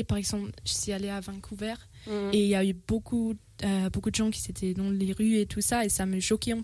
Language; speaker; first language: French; non-native, fluent; German